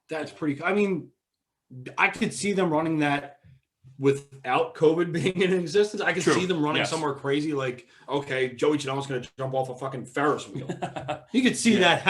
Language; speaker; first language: English; native; English